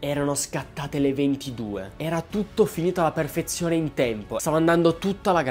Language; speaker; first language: Italian; native; Italian